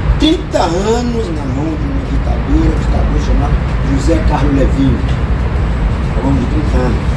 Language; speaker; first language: Portuguese; non-native, local second language; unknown